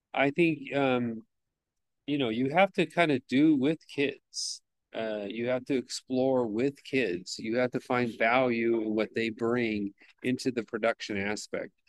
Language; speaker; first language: English; native; English